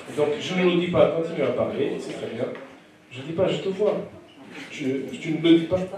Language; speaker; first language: French; non-native, fluent; Portuguese